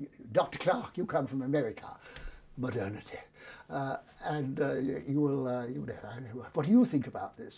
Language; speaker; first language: English; native; English